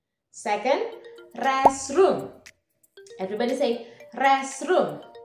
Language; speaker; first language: English; non-native, fluent; Indonesian